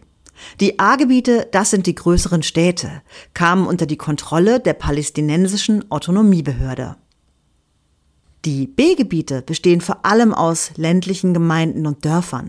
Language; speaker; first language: German; native; German